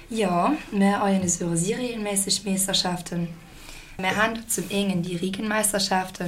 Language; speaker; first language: German; native; German